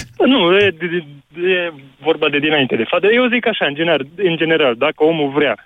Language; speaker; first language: Romanian; non-native, local second language; Hungarian